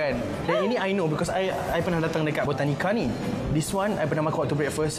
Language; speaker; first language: Malay; native; Malay